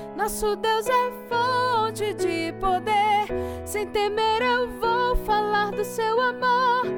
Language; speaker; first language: Portuguese; native; Portuguese